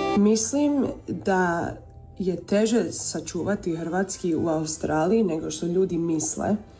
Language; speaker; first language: Croatian; early bilingual, heritage; Croatian